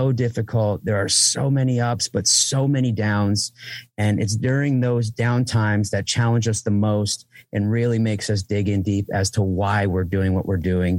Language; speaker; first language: English; native; English